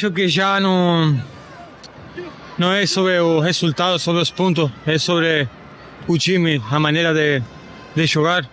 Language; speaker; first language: Portuguese; non-native, fluent; Spanish